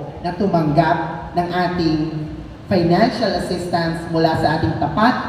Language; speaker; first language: Filipino; native; Filipino